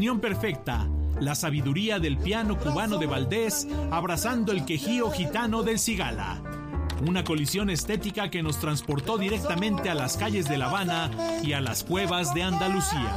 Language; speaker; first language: Spanish; native; Spanish